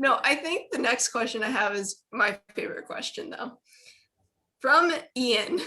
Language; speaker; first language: English; native; English